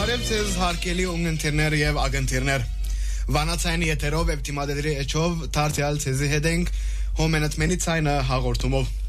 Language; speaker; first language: Armenian; native; Armenian